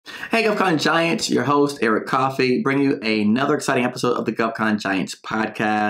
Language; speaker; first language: English; native; English